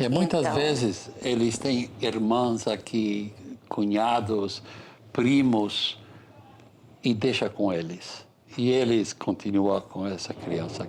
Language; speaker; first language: Portuguese; non-native, fluent; English